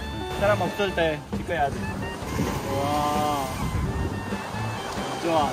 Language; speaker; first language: Korean; non-native, learner; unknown